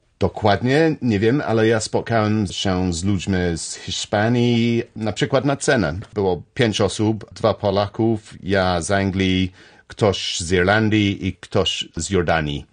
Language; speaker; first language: Polish; non-native, learner; English